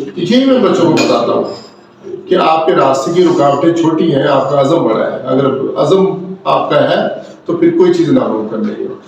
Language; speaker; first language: Urdu; non-native, local second language; Punjabi